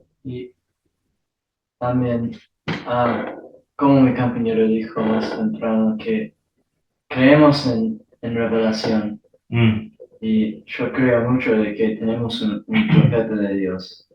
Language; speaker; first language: Spanish; non-native, learner; English